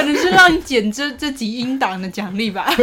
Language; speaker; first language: Chinese; native; Chinese